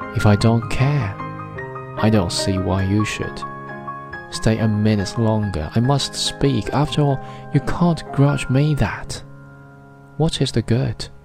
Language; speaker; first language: English; non-native, fluent; Chinese